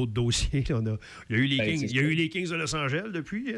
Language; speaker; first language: French; native; French